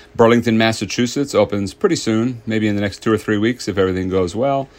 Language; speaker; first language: English; native; English